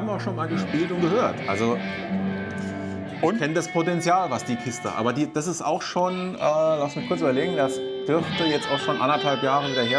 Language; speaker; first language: German; native; German